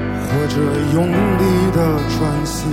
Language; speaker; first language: Chinese; native; Chinese